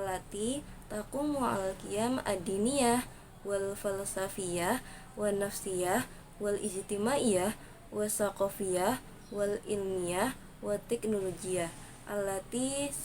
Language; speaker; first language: Arabic; non-native, learner; Indonesian